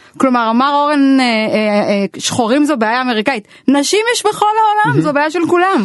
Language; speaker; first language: Hebrew; native; Hebrew